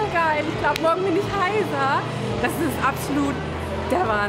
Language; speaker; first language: German; native; German